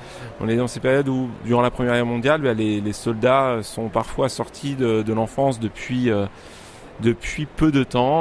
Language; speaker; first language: French; native; French